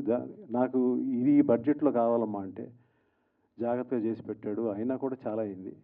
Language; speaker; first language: Telugu; native; Telugu